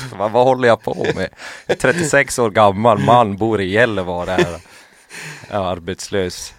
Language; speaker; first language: Swedish; native; Swedish